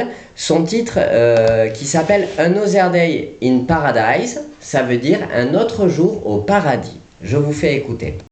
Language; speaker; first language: French; native; French